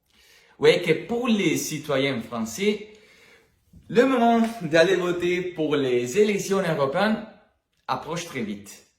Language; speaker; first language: French; non-native, learner; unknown